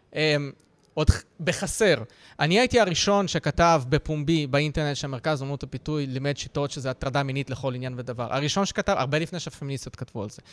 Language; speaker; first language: Hebrew; early bilingual, other home language; Russian